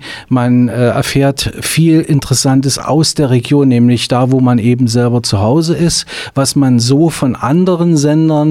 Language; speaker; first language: German; native; German